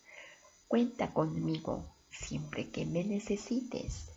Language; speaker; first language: Spanish; non-native, fluent; Korean